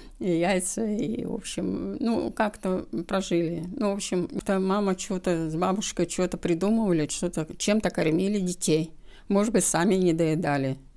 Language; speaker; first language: Russian; native; Russian